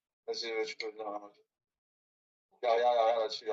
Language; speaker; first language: French; native; French